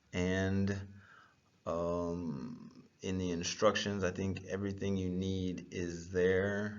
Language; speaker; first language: English; native; English